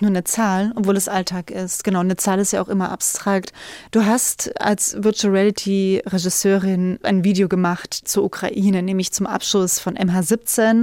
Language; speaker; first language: German; native; German